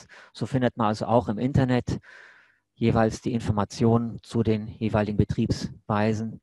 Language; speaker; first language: German; native; German